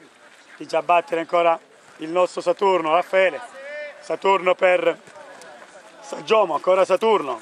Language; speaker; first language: Italian; native; Italian